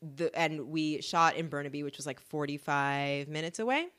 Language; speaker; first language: English; native; English